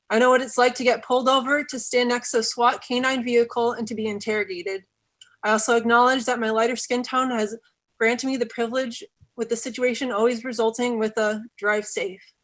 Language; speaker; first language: English; native; English